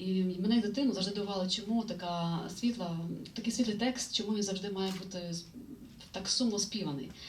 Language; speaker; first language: Ukrainian; native; Ukrainian